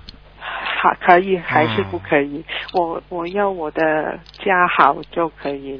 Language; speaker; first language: Chinese; early bilingual, heritage; Chinese